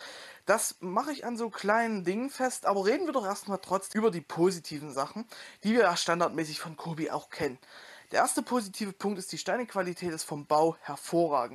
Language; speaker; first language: German; native; German